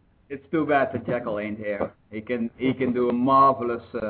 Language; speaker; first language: English; non-native, fluent; Dutch